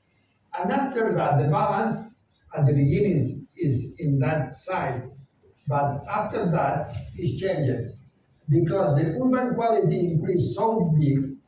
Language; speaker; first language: English; non-native, fluent; Spanish